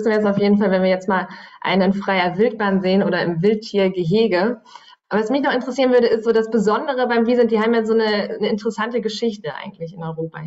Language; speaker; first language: German; native; German